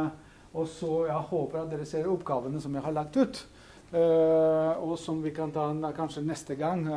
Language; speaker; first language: Norwegian; non-native, fluent; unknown